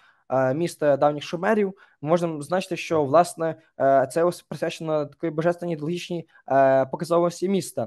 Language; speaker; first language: Ukrainian; native; Ukrainian